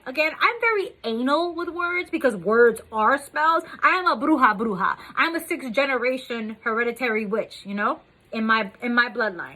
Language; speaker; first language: English; native; English